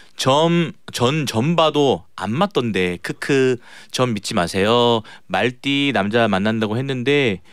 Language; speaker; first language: Korean; native; Korean